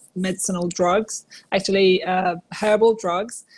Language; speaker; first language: English; non-native, fluent; Persian